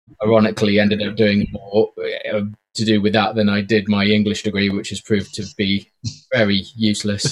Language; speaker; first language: English; native; English